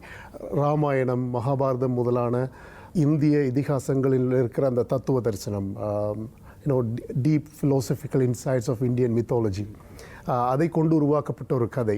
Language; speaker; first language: Tamil; native; Tamil